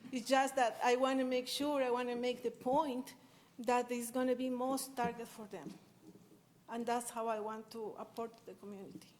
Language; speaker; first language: English; non-native, fluent; Spanish